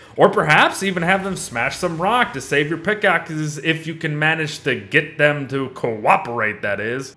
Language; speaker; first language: English; native; English